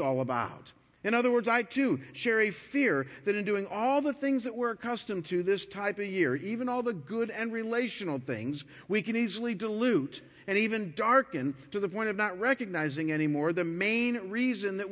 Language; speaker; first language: English; native; English